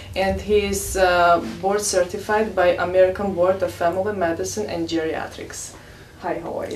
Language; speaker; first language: English; non-native, fluent; Armenian